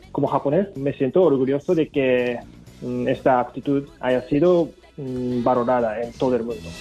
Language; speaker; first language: Spanish; non-native, fluent; Japanese